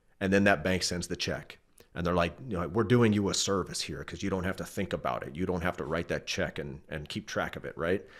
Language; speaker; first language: English; native; English